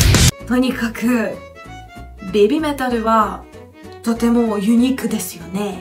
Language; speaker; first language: Japanese; non-native, fluent; Hungarian